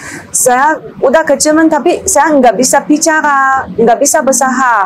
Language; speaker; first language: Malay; non-native, learner; Chinese